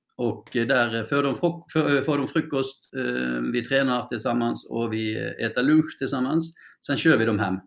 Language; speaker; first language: Swedish; non-native, fluent; Norwegian